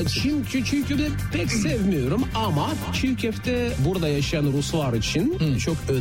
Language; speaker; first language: Turkish; non-native, fluent; Russian